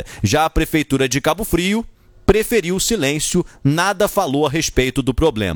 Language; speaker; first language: Portuguese; native; Portuguese